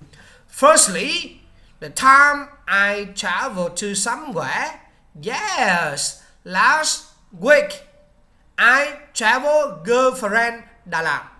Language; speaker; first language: English; non-native, learner; Vietnamese